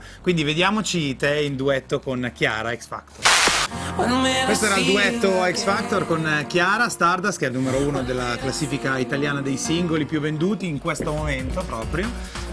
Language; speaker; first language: Italian; native; Italian